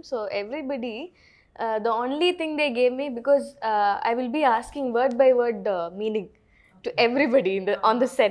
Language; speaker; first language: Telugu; non-native, learner; Tamil